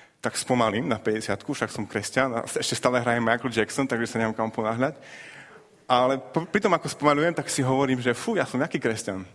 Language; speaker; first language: Slovak; native; Slovak